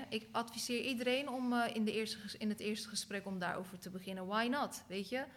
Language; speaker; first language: Dutch; early bilingual, other home language; Turkish